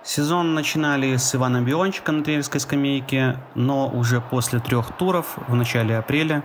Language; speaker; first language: Russian; native; Russian